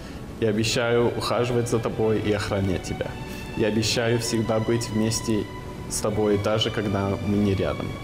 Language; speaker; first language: Russian; early bilingual, heritage; Russian